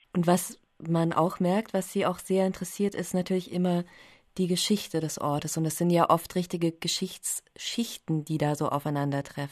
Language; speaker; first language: German; native; German